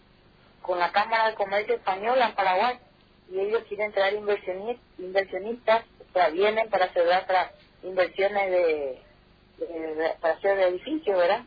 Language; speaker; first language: Spanish; native; Spanish